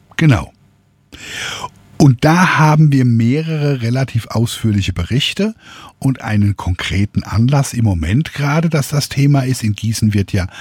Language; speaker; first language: German; native; German